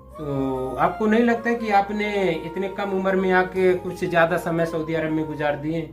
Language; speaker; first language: Hindi; native; Hindi